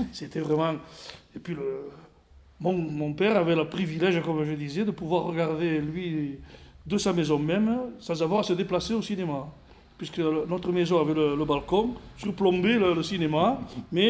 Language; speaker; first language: French; native; French